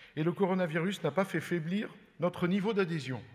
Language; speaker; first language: French; native; French